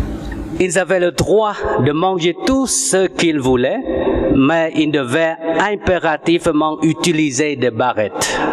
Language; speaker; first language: French; non-native, fluent; Vietnamese